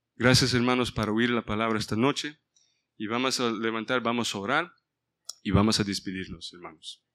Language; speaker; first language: Spanish; early bilingual, heritage; Spanish